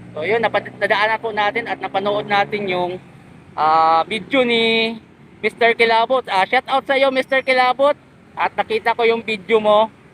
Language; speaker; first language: Filipino; native; Filipino